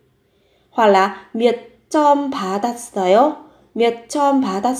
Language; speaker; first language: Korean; non-native, fluent; Vietnamese